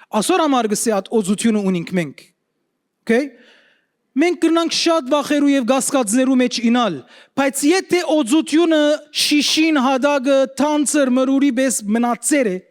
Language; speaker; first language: Armenian; early bilingual, heritage; Armenian